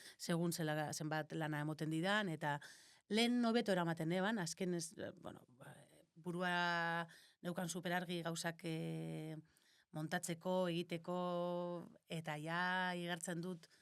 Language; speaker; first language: Basque; native; Basque